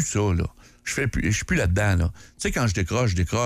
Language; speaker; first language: French; native; French